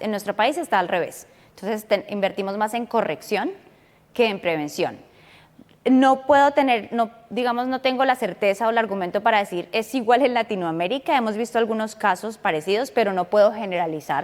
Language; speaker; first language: Spanish; native; Spanish